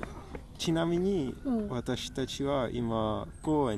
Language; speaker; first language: Japanese; non-native, learner; Czech